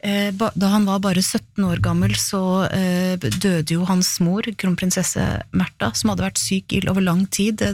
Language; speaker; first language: Norwegian; native; Norwegian